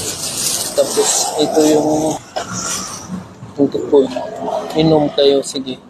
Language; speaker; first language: Filipino; non-native, learner; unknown